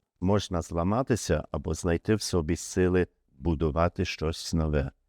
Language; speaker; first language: Ukrainian; early bilingual, heritage; Ukrainian